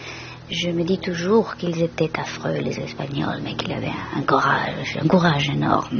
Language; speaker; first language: French; non-native, fluent; Spanish